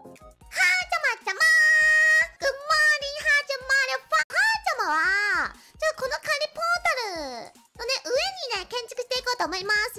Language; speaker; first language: Japanese; native; Japanese